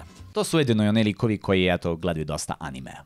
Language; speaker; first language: Serbian; native; Serbian